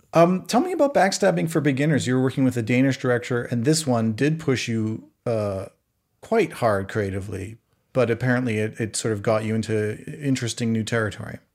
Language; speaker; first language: English; native; English